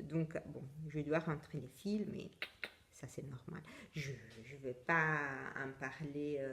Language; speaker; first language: French; non-native, fluent; Italian